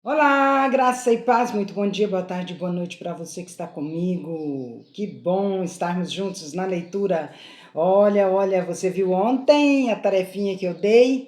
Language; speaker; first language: Portuguese; native; Portuguese